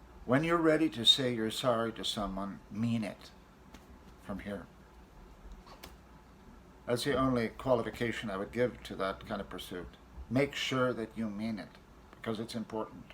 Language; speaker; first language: English; native; English